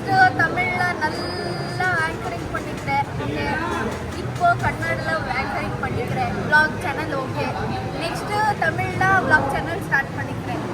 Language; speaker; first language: Tamil; non-native, learner; Kannada